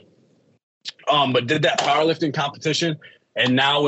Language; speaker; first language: English; native; English